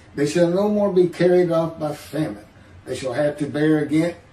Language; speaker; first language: English; native; English